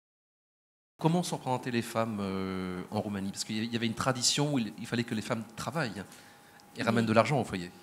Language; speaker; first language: French; native; French